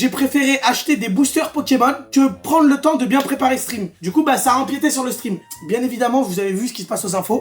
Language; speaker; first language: French; native; French